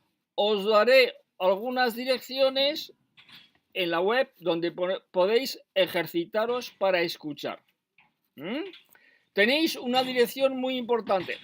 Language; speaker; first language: Spanish; non-native, fluent; French